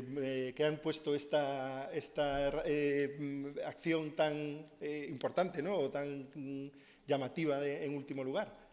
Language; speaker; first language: Spanish; native; Spanish